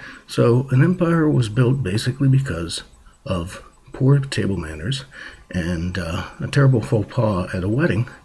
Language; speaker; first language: English; native; English